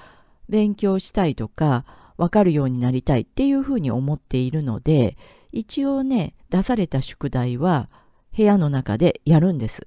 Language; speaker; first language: Japanese; native; Japanese